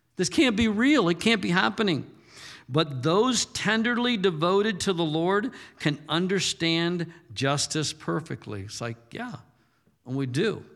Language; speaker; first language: English; early bilingual, other home language; German